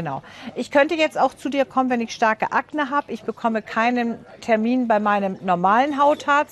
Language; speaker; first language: German; native; German